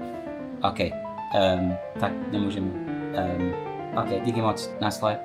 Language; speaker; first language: Czech; non-native, learner; English